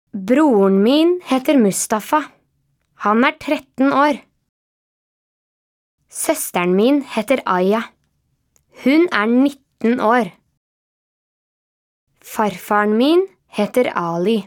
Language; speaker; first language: Norwegian; non-native, learner; Arabic